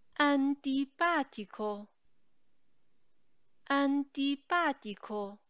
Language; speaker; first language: Italian; non-native, fluent; Chinese